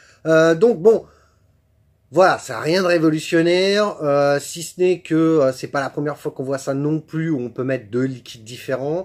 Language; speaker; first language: French; native; French